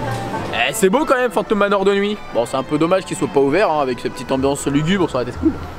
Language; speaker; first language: French; native; French